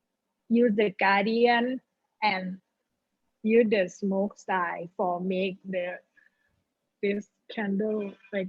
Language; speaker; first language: English; non-native, learner; Thai